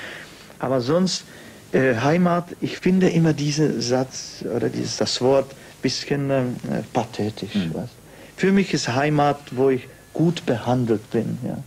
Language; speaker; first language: German; non-native, fluent; Czech